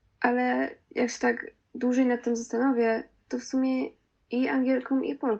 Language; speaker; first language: Polish; early bilingual, other home language; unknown